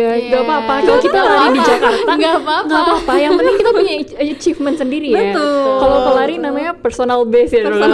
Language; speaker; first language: Indonesian; native; Indonesian